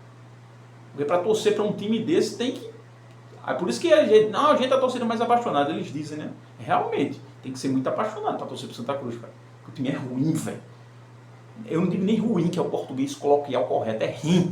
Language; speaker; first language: Portuguese; native; Portuguese